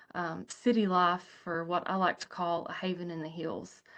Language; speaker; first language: English; native; English